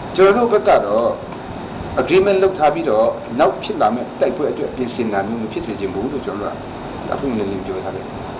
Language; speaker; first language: Burmese; non-native, local second language; Kachin